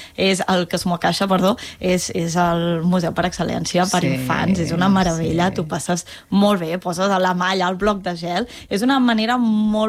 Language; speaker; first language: Catalan; native; Catalan